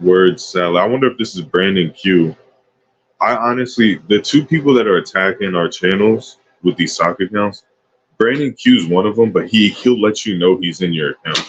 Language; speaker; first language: English; native; English